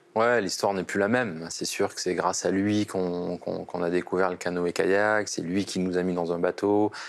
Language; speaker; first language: French; native; French